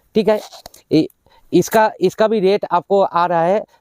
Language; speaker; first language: Hindi; non-native, local second language; Bangla